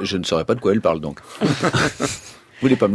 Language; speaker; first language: French; native; French